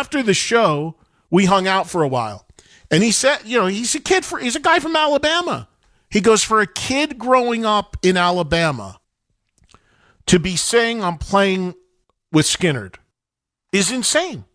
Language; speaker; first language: English; native; English